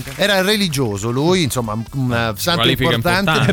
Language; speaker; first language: Italian; native; Italian